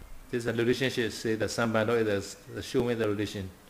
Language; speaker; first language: English; non-native, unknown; Burmese